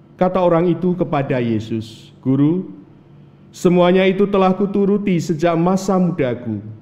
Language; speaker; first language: Indonesian; native; Indonesian